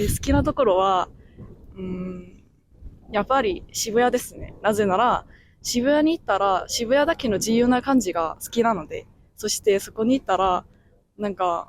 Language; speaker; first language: Japanese; non-native, fluent; Korean